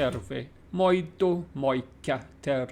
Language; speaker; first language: Finnish; non-native, learner; English